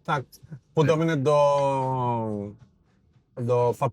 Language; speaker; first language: Polish; non-native, fluent; Portuguese